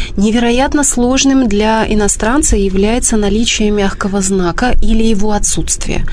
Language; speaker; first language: Russian; native; Russian